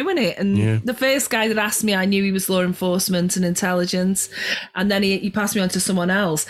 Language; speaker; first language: English; native; English